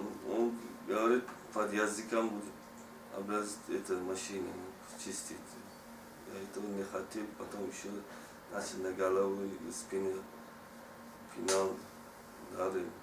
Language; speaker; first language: Russian; non-native, learner; Tajik